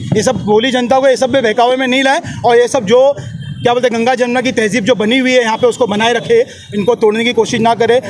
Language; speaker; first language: Hindi; native; Hindi